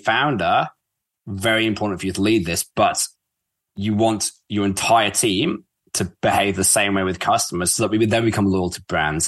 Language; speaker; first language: English; native; English